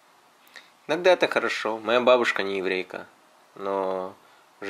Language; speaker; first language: Russian; early bilingual, heritage; Russian